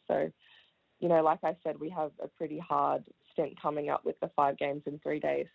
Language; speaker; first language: English; native; English